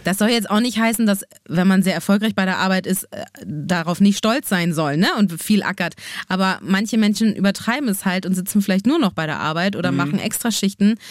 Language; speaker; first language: German; native; German